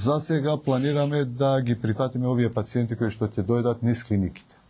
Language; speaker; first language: Macedonian; non-native, local second language; Albanian